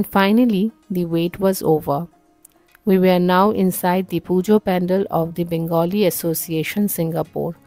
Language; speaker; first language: English; non-native, local second language; Bangla